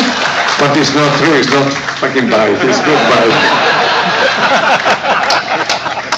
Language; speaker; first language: English; non-native, learner; Italian